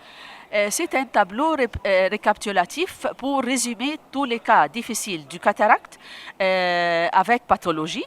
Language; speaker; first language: French; non-native, local second language; Arabic